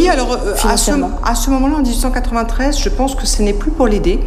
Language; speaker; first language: French; native; French